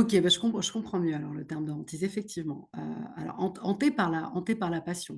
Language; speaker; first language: French; native; French